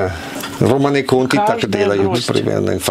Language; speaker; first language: Russian; non-native, learner; Italian